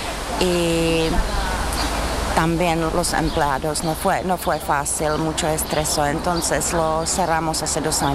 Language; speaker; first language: Spanish; non-native, fluent; Czech